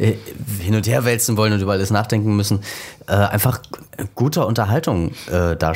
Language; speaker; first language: German; native; German